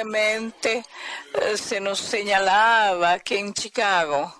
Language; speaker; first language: Spanish; non-native, fluent; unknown